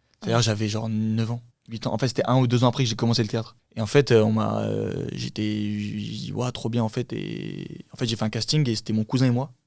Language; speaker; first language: French; early bilingual, other home language; Turkish